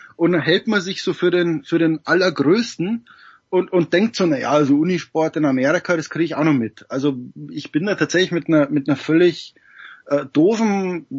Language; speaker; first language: German; native; German